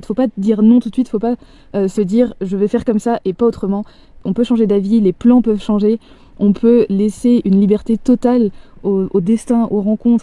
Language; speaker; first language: French; native; French